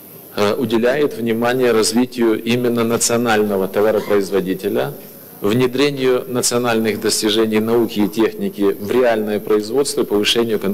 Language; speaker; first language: Russian; native; Russian